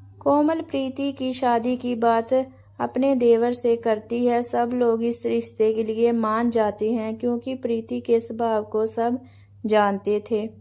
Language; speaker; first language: Hindi; non-native, local second language; Punjabi